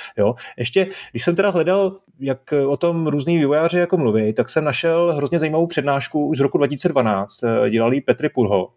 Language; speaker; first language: Czech; native; Czech